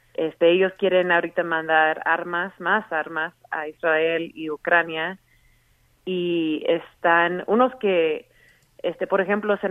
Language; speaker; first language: Spanish; early bilingual, heritage; Spanish